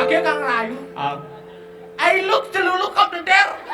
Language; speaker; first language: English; non-native, learner; Indonesian